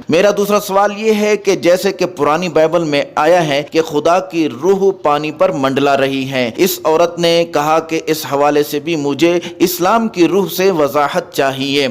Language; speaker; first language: Urdu; native; Urdu